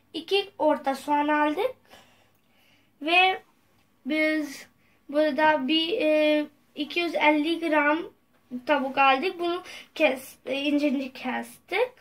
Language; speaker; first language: Turkish; non-native, learner; Urdu